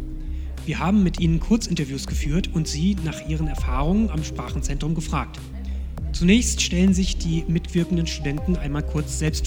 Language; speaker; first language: German; native; German